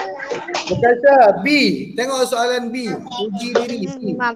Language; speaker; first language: Malay; native; Malay